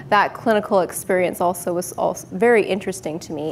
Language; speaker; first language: English; native; English